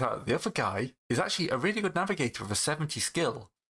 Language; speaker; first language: English; native; English